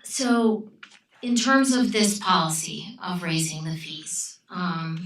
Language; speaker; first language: English; early bilingual, other home language; Romanian